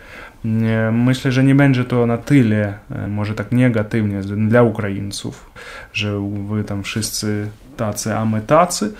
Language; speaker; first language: Polish; non-native, learner; Ukrainian